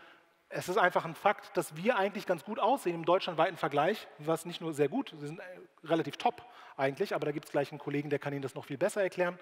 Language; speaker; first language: German; native; German